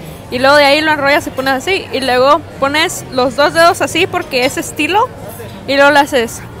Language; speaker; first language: Spanish; early bilingual, heritage; Spanish